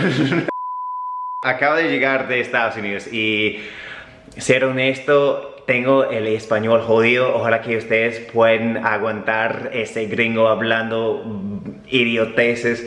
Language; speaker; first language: Spanish; native; Spanish